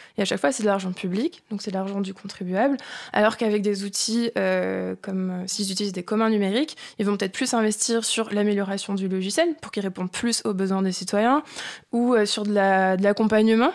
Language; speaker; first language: French; native; French